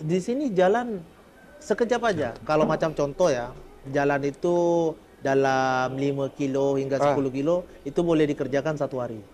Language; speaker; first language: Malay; early bilingual, heritage; Indonesian